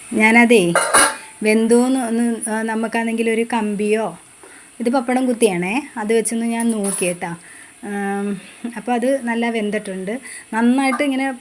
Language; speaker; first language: Malayalam; native; Malayalam